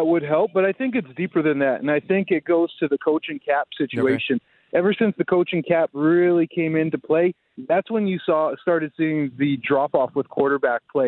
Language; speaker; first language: English; native; English